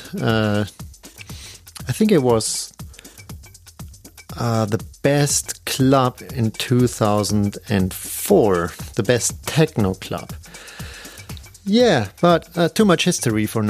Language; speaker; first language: English; non-native, fluent; German